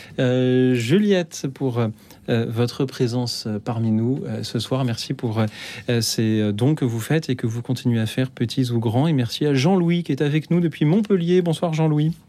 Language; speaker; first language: French; native; French